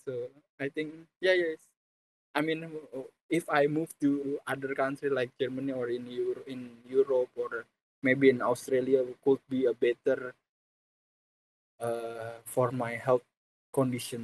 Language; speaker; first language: English; non-native, fluent; Indonesian